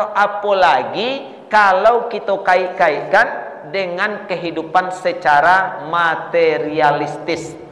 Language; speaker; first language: Malay; non-native, local second language; Minangkabau